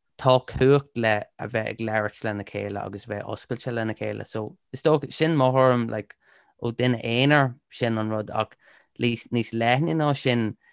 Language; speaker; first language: Irish; non-native, local second language; English